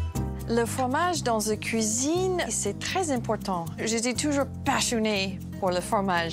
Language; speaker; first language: French; non-native, fluent; English